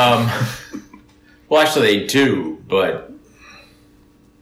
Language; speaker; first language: English; native; English